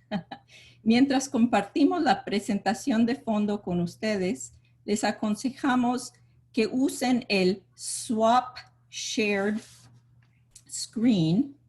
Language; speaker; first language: Spanish; early bilingual, heritage; Spanish